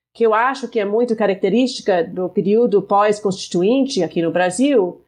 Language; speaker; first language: Portuguese; non-native, fluent; English